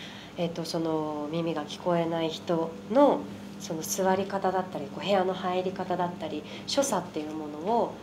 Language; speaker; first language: Japanese; native; Japanese